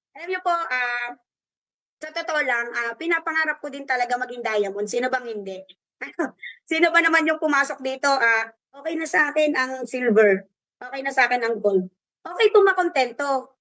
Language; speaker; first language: Filipino; native; Filipino